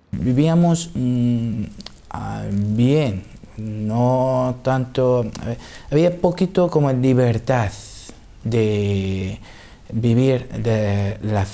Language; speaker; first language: Spanish; non-native, learner; Assyrian Neo-Aramaic